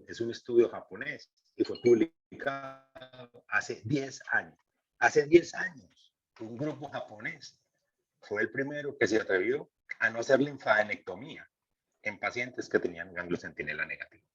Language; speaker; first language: Spanish; native; Spanish